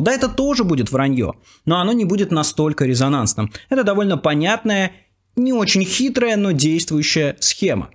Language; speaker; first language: Russian; native; Russian